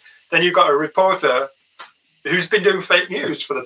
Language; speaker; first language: English; native; English